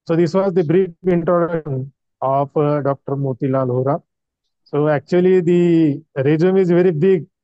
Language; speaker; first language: English; non-native, local second language; Marathi